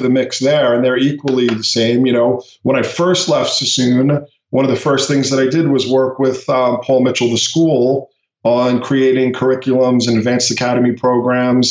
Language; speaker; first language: English; native; English